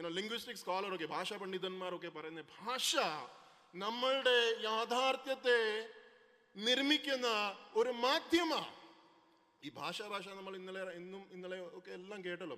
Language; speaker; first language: Malayalam; early bilingual, heritage; Malayalam